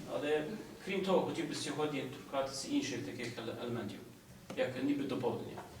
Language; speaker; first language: Ukrainian; early bilingual, heritage; Ukrainian